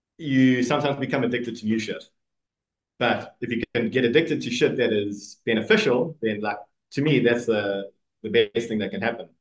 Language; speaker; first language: English; native; English